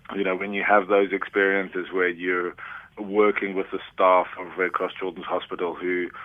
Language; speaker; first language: English; native; English